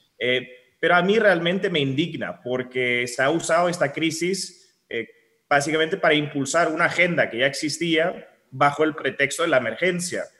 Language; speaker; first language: Spanish; non-native, fluent; Dutch